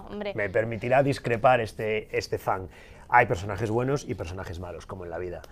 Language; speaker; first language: Spanish; native; Spanish